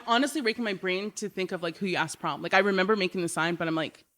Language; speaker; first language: English; native; English